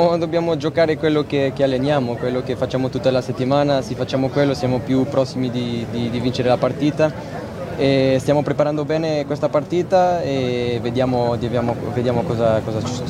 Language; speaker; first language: Italian; non-native, fluent; Portuguese